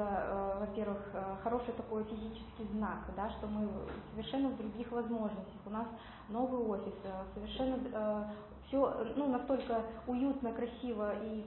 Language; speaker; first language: Russian; native; Russian